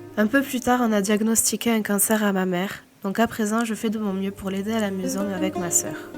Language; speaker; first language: French; native; French